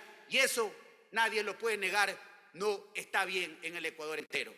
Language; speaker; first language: Spanish; native; Spanish